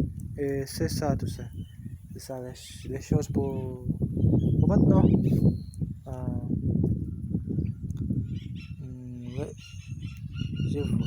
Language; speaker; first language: French; non-native, learner; Portuguese